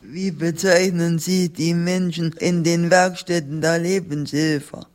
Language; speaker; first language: German; native; German